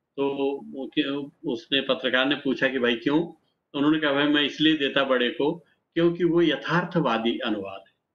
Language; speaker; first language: Hindi; native; Hindi